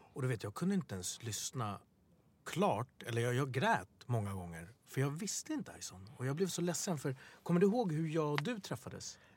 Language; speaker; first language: Swedish; early bilingual, other home language; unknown